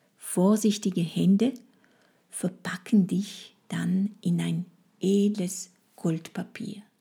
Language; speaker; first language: German; non-native, fluent; French